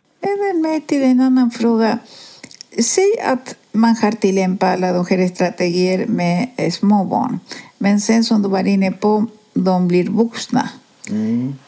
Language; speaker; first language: Swedish; non-native, fluent; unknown